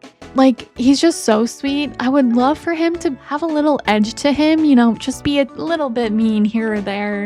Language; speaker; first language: English; native; English